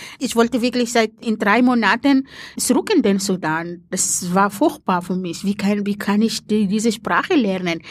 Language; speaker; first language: German; non-native, fluent; Arabic